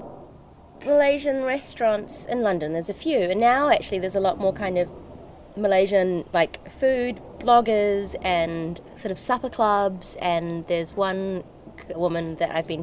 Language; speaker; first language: English; native; English